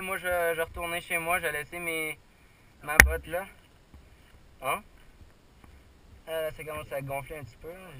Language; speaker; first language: French; early bilingual, heritage; French